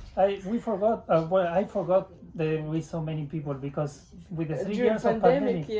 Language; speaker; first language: English; non-native, learner; Spanish